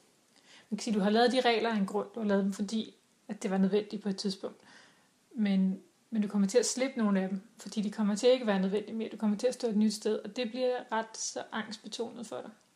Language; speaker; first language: Danish; native; Danish